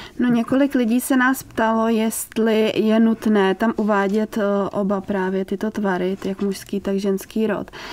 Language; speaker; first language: Czech; native; Czech